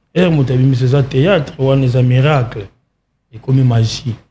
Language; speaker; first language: Lingala; non-native, local second language; Kongo